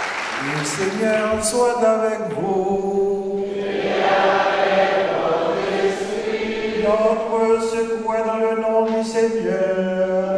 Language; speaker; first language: French; non-native, local second language; Haitian Creole